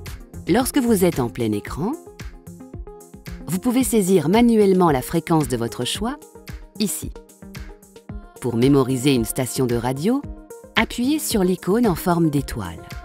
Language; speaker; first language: French; native; French